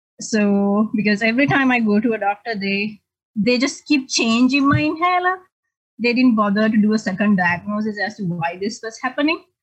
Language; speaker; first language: English; non-native, local second language; Sinhala